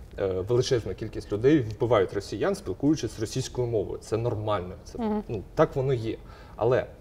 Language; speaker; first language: Ukrainian; non-native, local second language; Russian